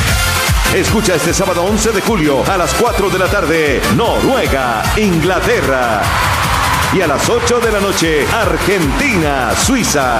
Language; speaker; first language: Spanish; native; Spanish